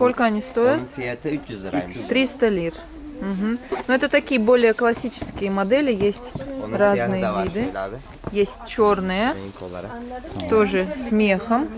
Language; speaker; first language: Russian; native; Russian